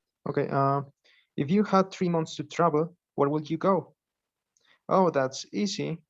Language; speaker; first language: English; non-native, learner; Spanish